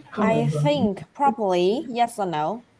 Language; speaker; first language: English; non-native, learner; Vietnamese